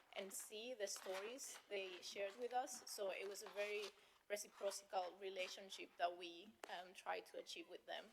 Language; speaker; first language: English; non-native, fluent; Greek